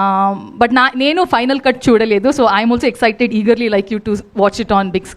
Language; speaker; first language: Telugu; non-native, fluent; Kannada